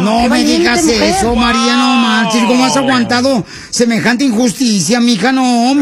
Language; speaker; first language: Spanish; native; Spanish